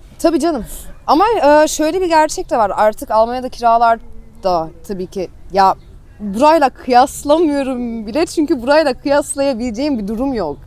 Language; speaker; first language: Turkish; early bilingual, heritage; Turkish